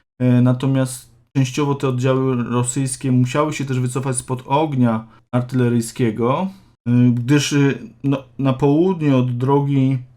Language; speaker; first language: Polish; native; Polish